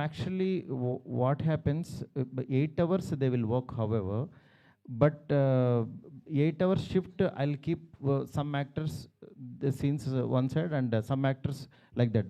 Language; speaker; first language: English; non-native, local second language; Telugu